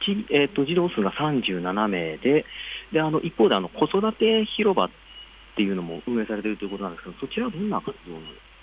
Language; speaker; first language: Japanese; native; Japanese